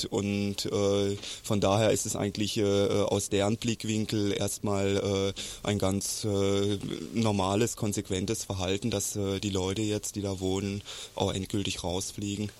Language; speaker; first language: German; native; German